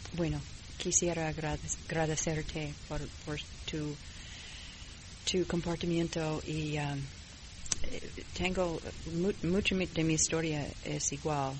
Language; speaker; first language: Spanish; non-native, fluent; English